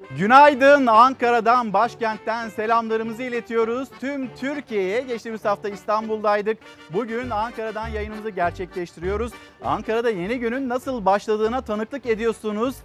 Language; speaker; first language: Turkish; native; Turkish